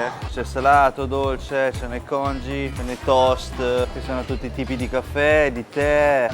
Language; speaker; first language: Italian; early bilingual, other home language; Chinese